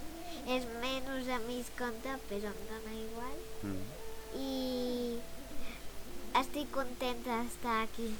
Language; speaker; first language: Catalan; non-native, local second language; Spanish